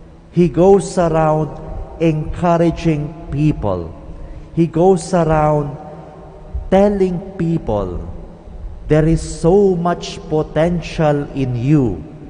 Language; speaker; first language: English; non-native, local second language; Filipino